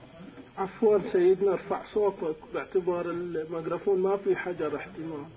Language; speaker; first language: Arabic; native; Arabic